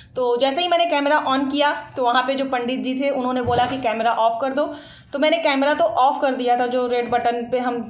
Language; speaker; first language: Hindi; native; Hindi